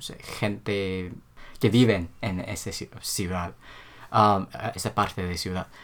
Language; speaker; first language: Spanish; non-native, learner; Korean